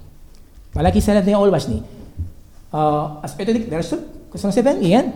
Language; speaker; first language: Hungarian; non-native, learner; Spanish